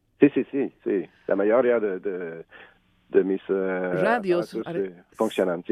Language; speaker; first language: Spanish; non-native, learner; French